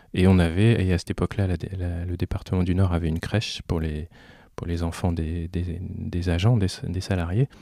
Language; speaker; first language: French; native; French